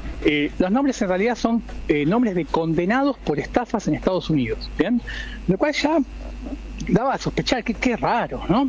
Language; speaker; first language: Spanish; native; Spanish